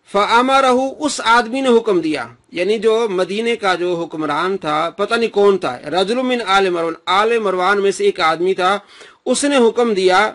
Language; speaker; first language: Urdu; non-native, local second language; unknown